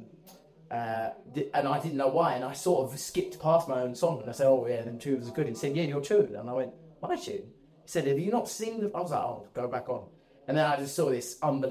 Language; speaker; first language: English; native; English